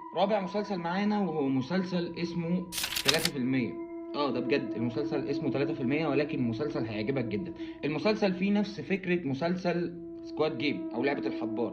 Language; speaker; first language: Arabic; native; Arabic